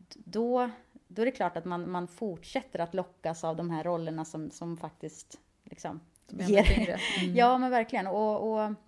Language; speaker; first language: Swedish; native; Swedish